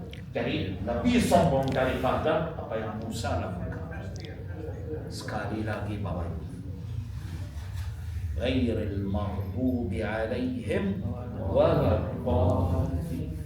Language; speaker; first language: Indonesian; non-native, fluent; Arabic